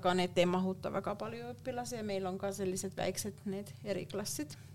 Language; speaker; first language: Estonian; non-native, fluent; Finnish